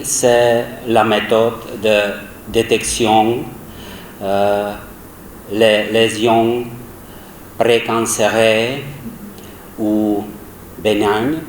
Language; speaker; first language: French; non-native, learner; Czech